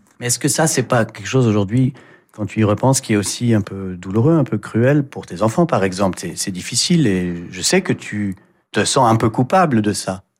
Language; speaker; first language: French; native; French